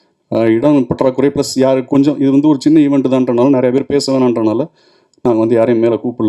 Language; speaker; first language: Tamil; native; Tamil